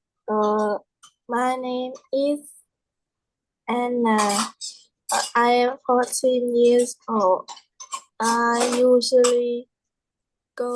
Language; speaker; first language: English; non-native, learner; Vietnamese